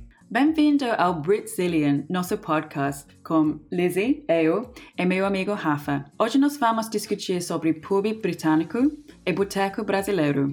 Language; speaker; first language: Portuguese; non-native, learner; English